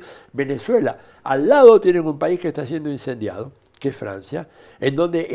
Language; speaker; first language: Spanish; native; Spanish